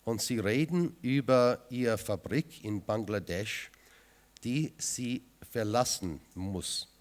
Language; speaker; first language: German; non-native, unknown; English